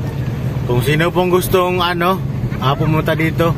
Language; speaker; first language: Filipino; early bilingual, heritage; Filipino